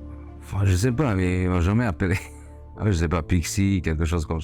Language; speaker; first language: French; non-native, fluent; Serbian